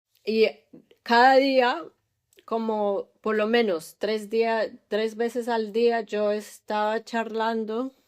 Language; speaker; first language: Spanish; early bilingual, heritage; English